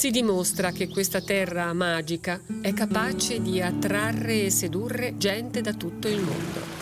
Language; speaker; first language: Italian; native; Italian